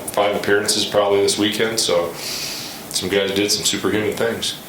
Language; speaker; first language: English; native; English